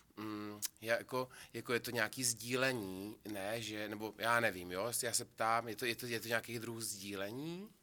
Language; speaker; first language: Czech; native; Czech